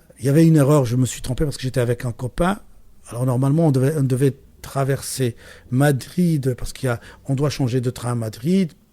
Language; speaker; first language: French; non-native, local second language; Arabic